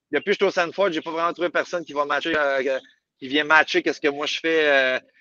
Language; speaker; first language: French; native; French